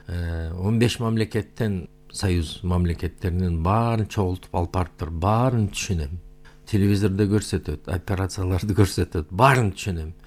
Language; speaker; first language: Kyrgyz; non-native, local second language; Uyghur